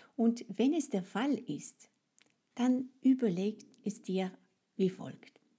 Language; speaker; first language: German; non-native, fluent; French